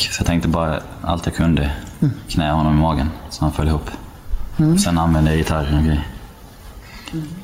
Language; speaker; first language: Swedish; native; Swedish